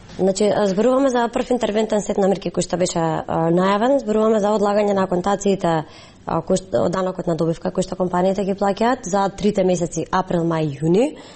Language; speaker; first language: Macedonian; native; Macedonian